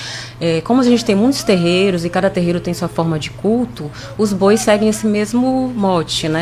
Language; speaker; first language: Portuguese; native; Portuguese